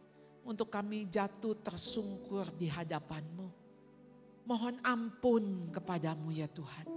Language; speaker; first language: Indonesian; native; Indonesian